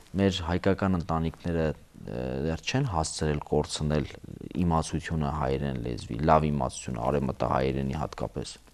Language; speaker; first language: Armenian; native; Armenian